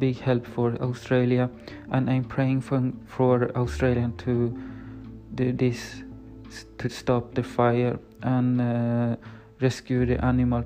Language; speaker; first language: English; non-native, learner; Swedish